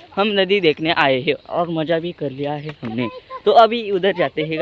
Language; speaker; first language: Hindi; non-native, local second language; Marathi